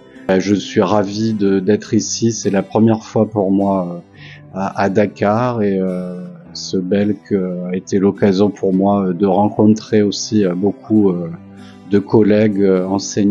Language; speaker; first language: French; native; French